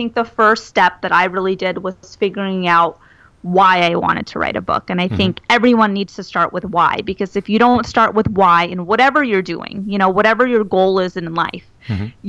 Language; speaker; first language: English; native; English